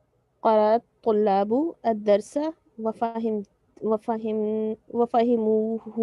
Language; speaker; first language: Arabic; non-native, learner; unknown